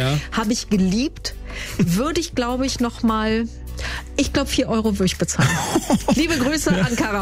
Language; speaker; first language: German; native; German